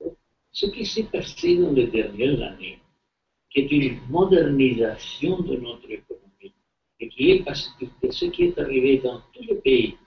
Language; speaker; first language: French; non-native, fluent; Spanish